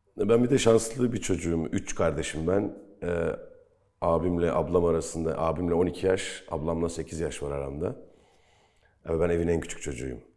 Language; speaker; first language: Turkish; native; Turkish